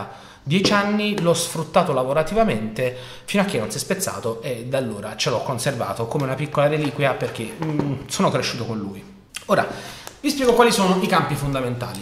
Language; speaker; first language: Italian; native; Italian